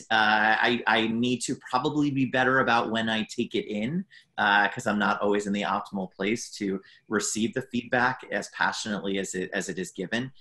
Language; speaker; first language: English; native; English